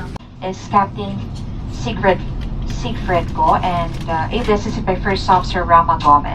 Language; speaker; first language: English; non-native, local second language; Filipino